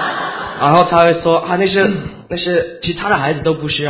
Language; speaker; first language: Chinese; early bilingual, heritage; Chinese